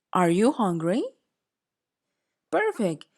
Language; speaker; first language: English; non-native, fluent; Spanish